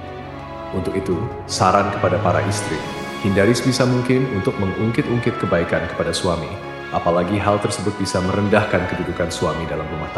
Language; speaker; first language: Indonesian; native; Indonesian